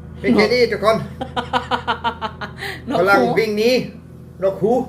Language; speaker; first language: Thai; non-native, learner; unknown